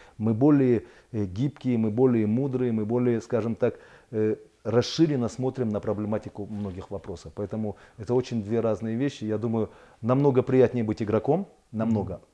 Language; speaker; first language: Russian; native; Russian